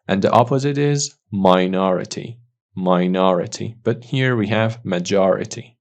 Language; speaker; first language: English; non-native, fluent; Persian